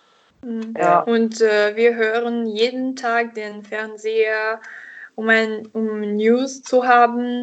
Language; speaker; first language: German; non-native, learner; Italian